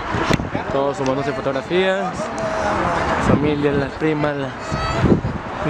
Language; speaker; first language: Spanish; native; Spanish